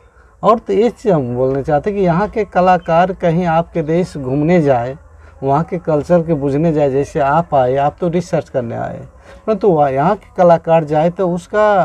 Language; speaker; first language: Hindi; non-native, learner; Maithili